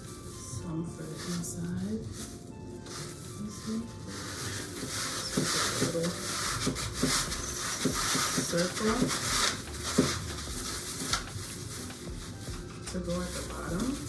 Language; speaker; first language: English; native; English